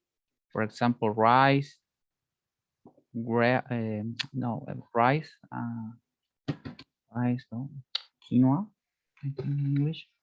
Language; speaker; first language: English; non-native, learner; Spanish